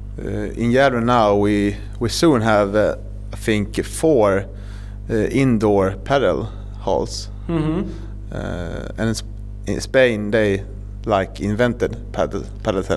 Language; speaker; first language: English; non-native, fluent; Swedish